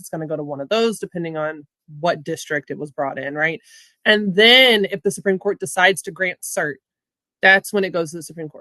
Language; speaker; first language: English; native; English